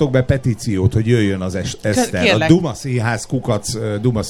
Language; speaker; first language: Hungarian; native; Hungarian